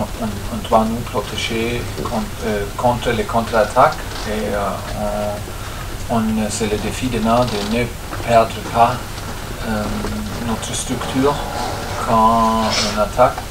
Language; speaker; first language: French; non-native, fluent; German